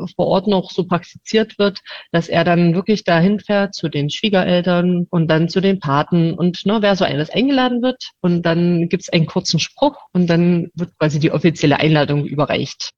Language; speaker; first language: German; non-native, local second language; Upper Sorbian